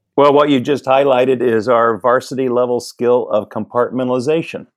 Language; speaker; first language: English; native; English